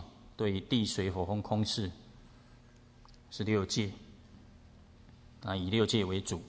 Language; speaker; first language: Chinese; native; Chinese